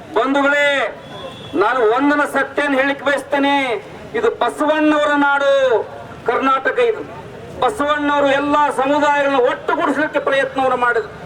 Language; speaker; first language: Kannada; non-native, local second language; Lambadi